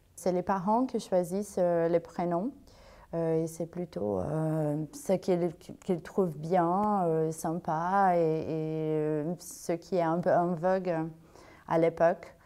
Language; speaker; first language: French; non-native, fluent; Portuguese